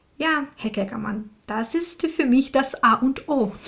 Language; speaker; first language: German; non-native, fluent; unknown